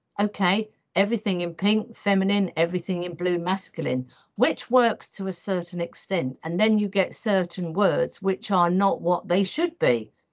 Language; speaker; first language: English; native; English